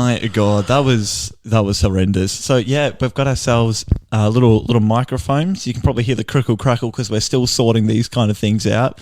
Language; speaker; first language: English; native; English